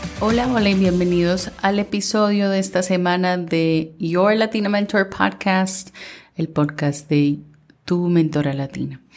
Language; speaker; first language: Spanish; early bilingual, heritage; Spanish